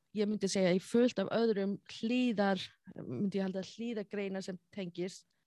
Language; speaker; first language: Icelandic; non-native, fluent; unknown